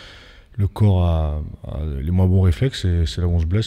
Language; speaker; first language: French; native; French